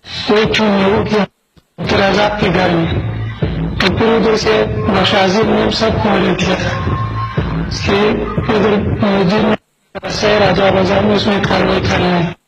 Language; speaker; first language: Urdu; non-native, local second language; Pashto